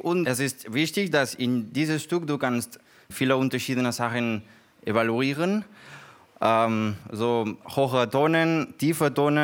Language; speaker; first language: German; non-native, learner; Spanish